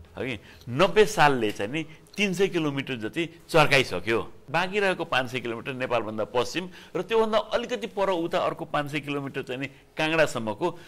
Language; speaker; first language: Nepali; native; Nepali